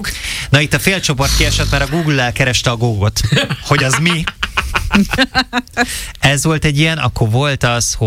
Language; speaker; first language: Hungarian; native; Hungarian